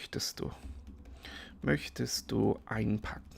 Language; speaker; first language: German; non-native, fluent; English